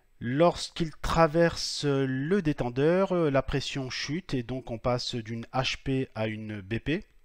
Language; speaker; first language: French; native; French